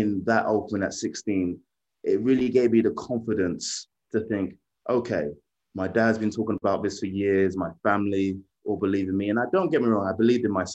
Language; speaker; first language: English; native; English